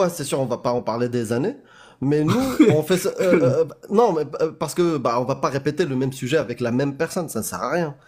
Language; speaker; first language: French; native; French